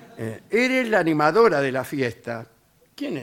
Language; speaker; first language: Spanish; native; Spanish